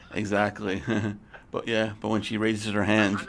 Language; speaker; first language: English; native; English